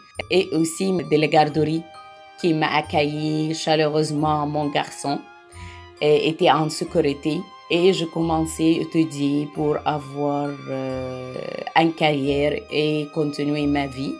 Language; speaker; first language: French; non-native, learner; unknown